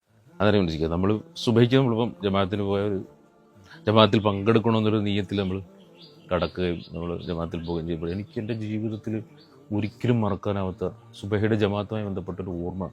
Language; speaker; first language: Malayalam; native; Malayalam